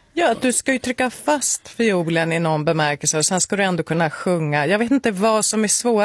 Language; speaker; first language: Swedish; native; Swedish